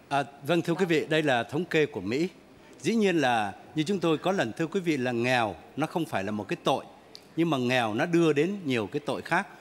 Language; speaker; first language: Vietnamese; native; Vietnamese